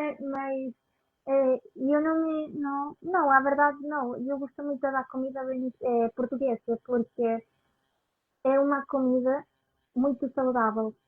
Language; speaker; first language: Portuguese; non-native, fluent; Spanish